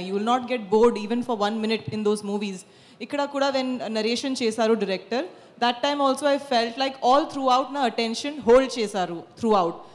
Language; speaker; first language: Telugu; non-native, fluent; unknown